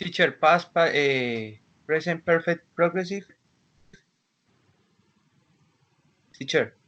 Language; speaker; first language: English; non-native, learner; Spanish